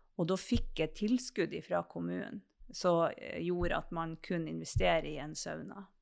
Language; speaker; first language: Norwegian; native; Norwegian